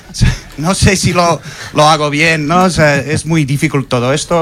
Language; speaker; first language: Spanish; non-native, fluent; English